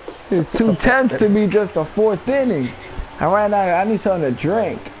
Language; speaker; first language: English; early bilingual, other home language; Spanish